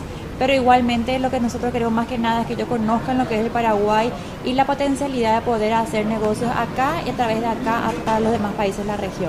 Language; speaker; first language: Spanish; native; Spanish